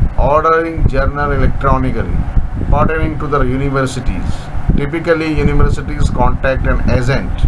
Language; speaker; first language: English; non-native, local second language; Hindi